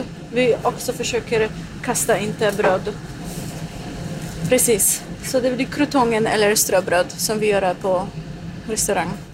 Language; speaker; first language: Swedish; non-native, learner; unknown